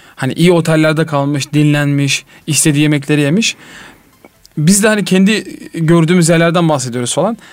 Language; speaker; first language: Turkish; native; Turkish